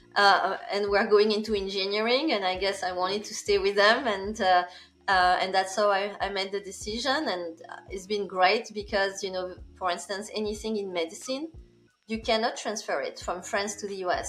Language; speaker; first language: English; non-native, fluent; French